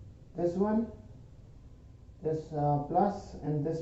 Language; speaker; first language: English; non-native, local second language; Hindi